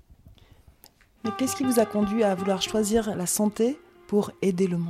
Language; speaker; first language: French; native; French